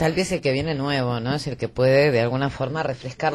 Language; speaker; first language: Spanish; native; Spanish